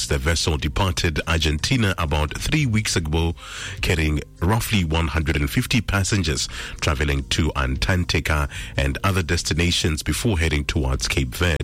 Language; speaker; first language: English; non-native, local second language; Tswana